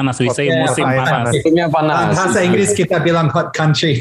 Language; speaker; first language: Indonesian; early bilingual, heritage; Indonesian